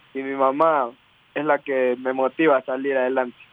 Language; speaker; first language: Spanish; native; Spanish